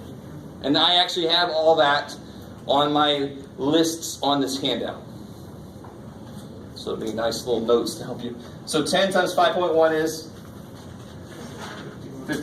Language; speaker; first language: English; native; English